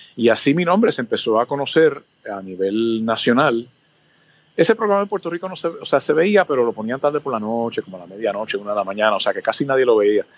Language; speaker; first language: Spanish; early bilingual, other home language; English